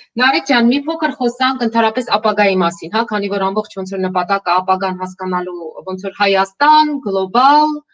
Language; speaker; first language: Armenian; native; Armenian